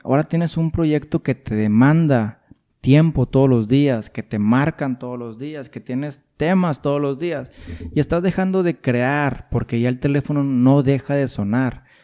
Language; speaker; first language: Spanish; native; Spanish